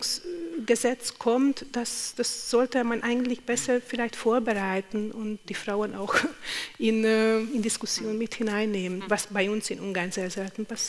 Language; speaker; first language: German; non-native, fluent; Hungarian